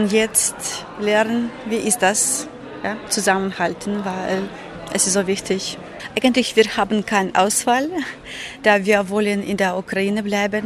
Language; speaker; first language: German; non-native, fluent; Ukrainian